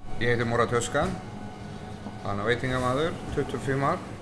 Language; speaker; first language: Icelandic; non-native, fluent; Turkish